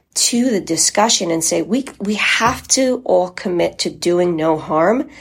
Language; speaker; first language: English; early bilingual, other home language; Polish